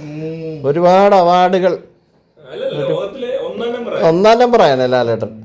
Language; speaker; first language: Malayalam; native; Malayalam